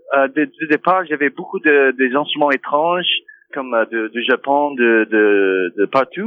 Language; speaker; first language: French; non-native, fluent; English